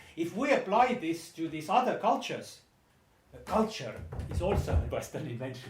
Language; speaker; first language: English; non-native, fluent; Estonian